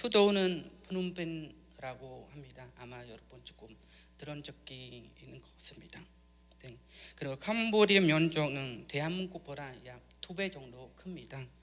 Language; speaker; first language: Korean; non-native, learner; Khmer